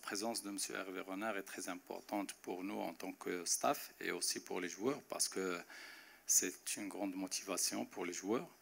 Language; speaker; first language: French; non-native, local second language; Arabic